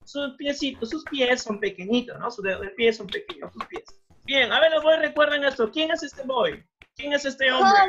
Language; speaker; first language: Spanish; native; Spanish